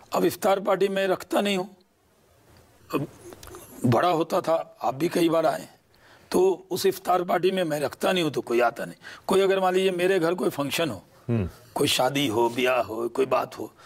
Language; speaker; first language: Hindi; native; Hindi